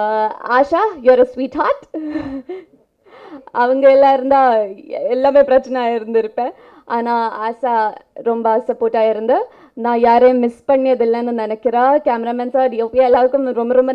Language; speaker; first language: Tamil; non-native, fluent; Malayalam